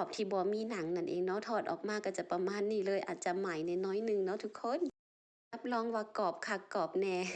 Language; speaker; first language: Thai; non-native, local second language; Lao